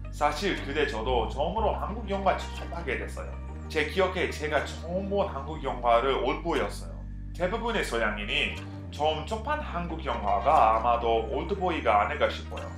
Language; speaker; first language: Korean; non-native, fluent; English